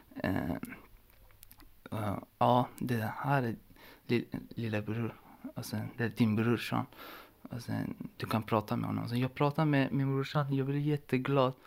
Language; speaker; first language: Swedish; non-native, learner; Persian